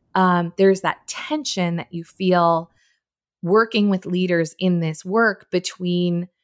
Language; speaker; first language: English; native; English